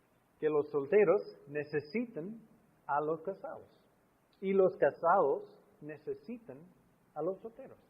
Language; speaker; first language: Spanish; non-native, fluent; English